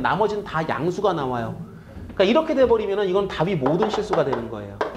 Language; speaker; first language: Korean; native; Korean